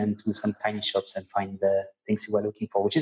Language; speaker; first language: English; non-native, fluent; French